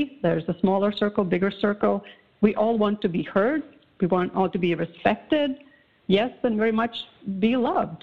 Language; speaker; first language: English; non-native, fluent; Latvian